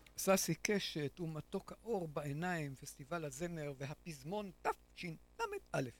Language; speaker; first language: Hebrew; native; Hebrew